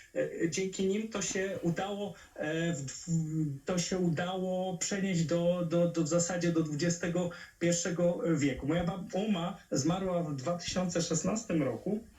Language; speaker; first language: Polish; native; Polish